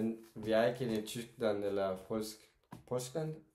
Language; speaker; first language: Danish; non-native, learner; Turkish